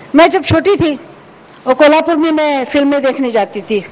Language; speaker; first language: Hindi; non-native, local second language; Marathi